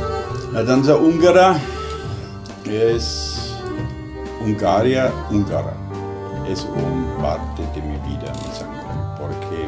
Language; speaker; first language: Spanish; non-native, learner; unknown